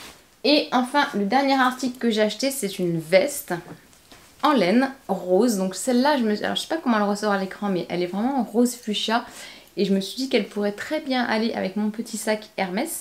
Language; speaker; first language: French; native; French